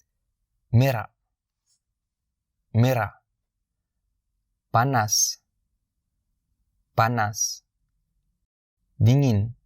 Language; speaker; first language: Indonesian; non-native, fluent; French